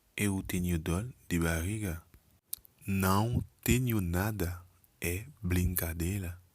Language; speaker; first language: Portuguese; non-native, learner; Haitian Creole